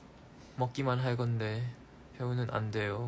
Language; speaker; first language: Korean; non-native, learner; Thai